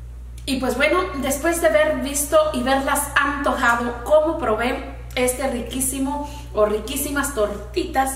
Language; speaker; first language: Spanish; native; Spanish